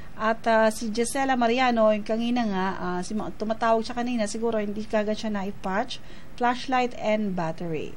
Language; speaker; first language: Filipino; native; Filipino